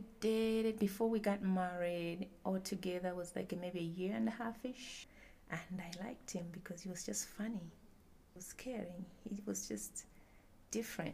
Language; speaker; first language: English; non-native, local second language; Bemba